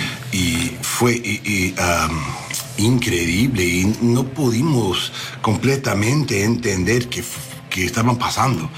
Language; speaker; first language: Spanish; non-native, learner; English